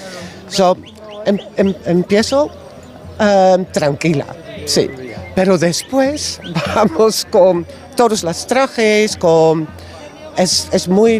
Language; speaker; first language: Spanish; non-native, learner; Dutch